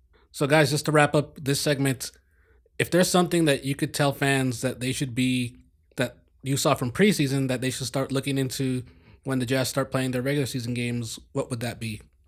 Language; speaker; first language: English; native; English